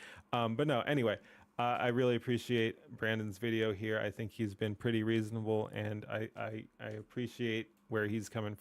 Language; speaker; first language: English; native; English